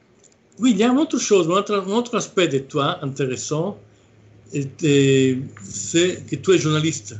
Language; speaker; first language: French; non-native, fluent; Italian